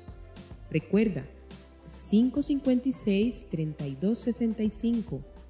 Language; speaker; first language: Spanish; native; Spanish